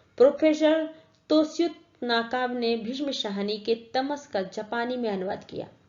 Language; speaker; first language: Hindi; native; Hindi